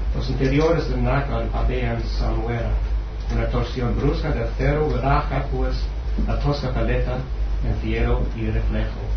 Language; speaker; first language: Spanish; non-native, fluent; English